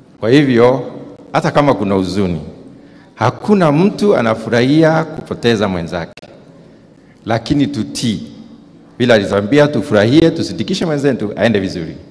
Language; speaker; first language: Swahili; non-native, local second language; Meru